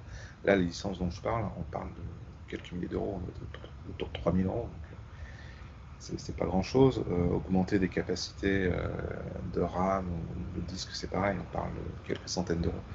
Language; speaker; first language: French; native; French